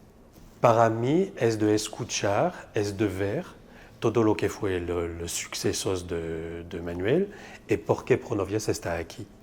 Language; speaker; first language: Spanish; non-native, fluent; French